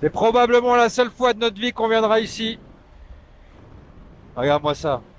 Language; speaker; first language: French; native; French